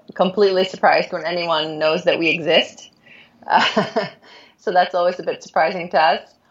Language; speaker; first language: English; non-native, fluent; Norwegian